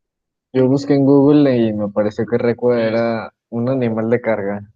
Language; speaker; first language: Spanish; native; Spanish